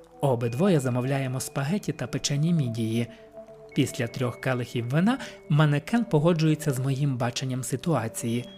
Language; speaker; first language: Ukrainian; native; Ukrainian